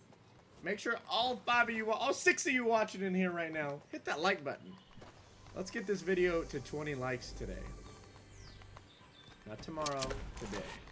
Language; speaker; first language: English; native; English